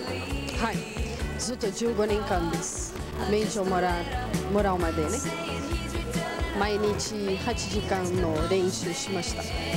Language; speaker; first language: Japanese; non-native, learner; Portuguese